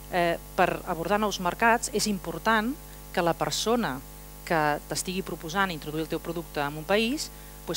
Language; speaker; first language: Catalan; native; Catalan